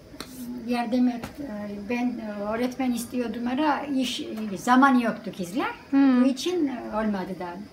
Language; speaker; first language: Turkish; non-native, learner; Georgian